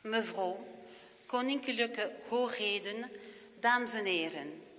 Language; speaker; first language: Dutch; non-native, local second language; French